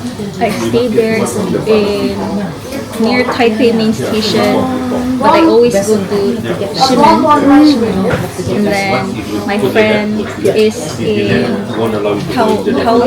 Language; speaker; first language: English; non-native, local second language; Filipino